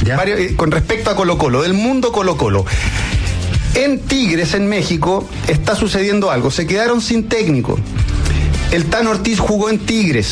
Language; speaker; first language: Spanish; native; Spanish